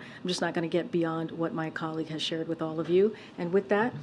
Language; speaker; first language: English; native; English